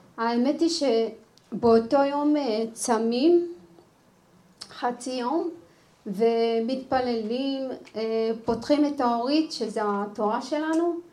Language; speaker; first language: Hebrew; early bilingual, other home language; Amharic